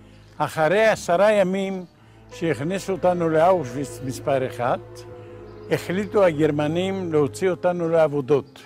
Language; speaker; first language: Hebrew; non-native, fluent; Ladino